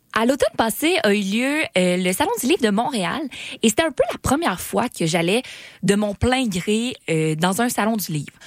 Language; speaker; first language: French; native; French